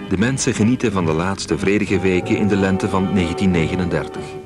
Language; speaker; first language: Dutch; native; Dutch